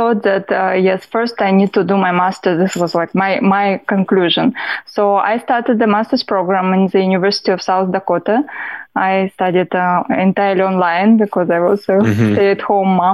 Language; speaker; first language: English; non-native, fluent; Russian